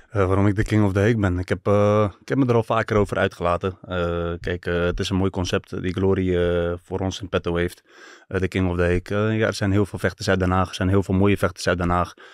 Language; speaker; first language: Dutch; early bilingual, other home language; Turkish